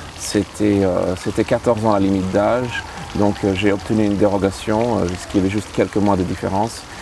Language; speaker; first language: French; early bilingual, other home language; English